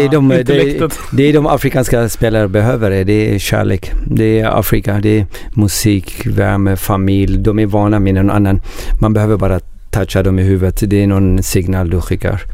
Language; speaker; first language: Swedish; non-native, learner; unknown